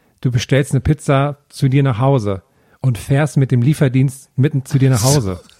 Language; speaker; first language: German; native; German